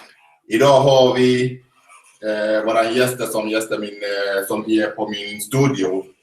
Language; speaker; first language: Swedish; non-native, fluent; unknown